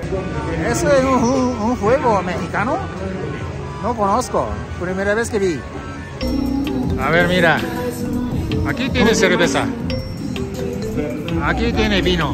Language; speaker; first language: Spanish; non-native, learner; Japanese